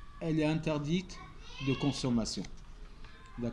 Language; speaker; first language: French; native; French